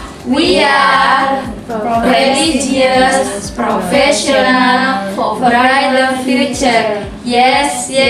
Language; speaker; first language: English; non-native, fluent; Indonesian